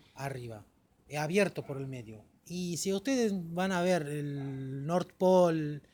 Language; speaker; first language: Spanish; non-native, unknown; Arabic